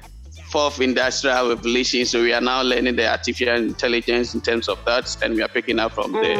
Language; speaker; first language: English; non-native, local second language; Akan